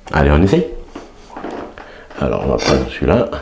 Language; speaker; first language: French; native; French